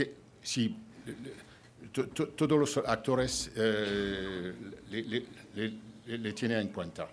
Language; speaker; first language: Spanish; non-native, fluent; French